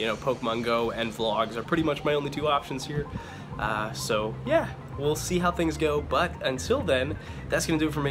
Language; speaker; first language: English; native; English